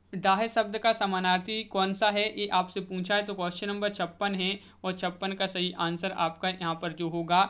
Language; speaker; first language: Hindi; native; Hindi